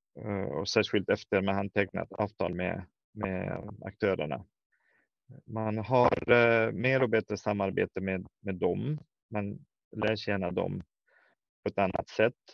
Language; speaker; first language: Swedish; non-native, fluent; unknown